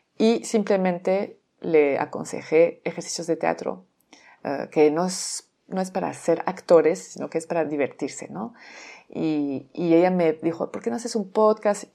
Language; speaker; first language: Spanish; non-native, fluent; French